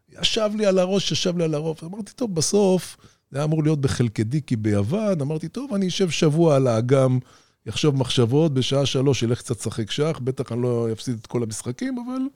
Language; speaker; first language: Hebrew; native; Hebrew